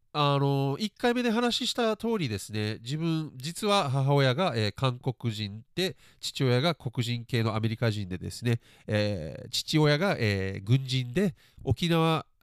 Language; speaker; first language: Japanese; early bilingual, other home language; English